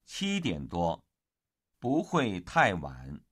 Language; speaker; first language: Chinese; non-native, learner; Vietnamese